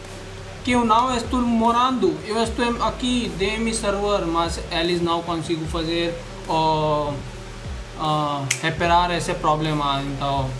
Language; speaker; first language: Portuguese; non-native, learner; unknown